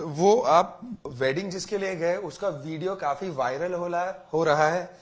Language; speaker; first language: Hindi; native; Hindi